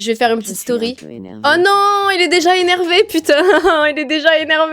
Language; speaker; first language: French; native; French